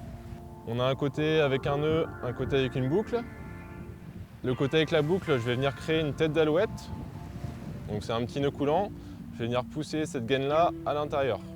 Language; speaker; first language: French; native; French